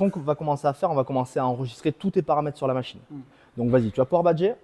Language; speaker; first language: French; native; French